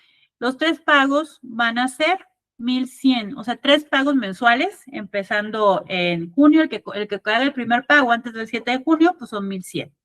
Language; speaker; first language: Spanish; native; Spanish